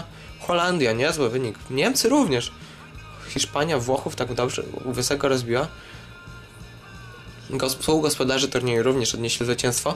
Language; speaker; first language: Polish; native; Polish